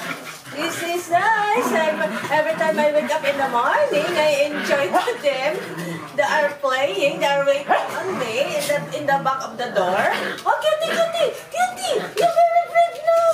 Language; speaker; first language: English; non-native, learner; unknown